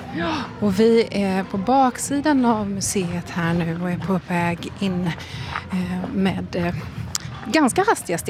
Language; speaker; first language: Swedish; native; Swedish